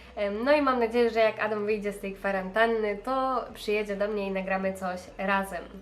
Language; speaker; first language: Polish; native; Polish